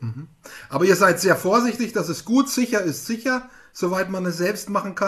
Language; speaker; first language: German; native; German